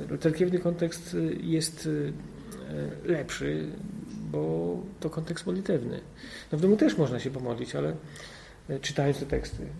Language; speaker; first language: Polish; native; Polish